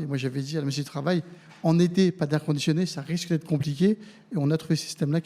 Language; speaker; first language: French; native; French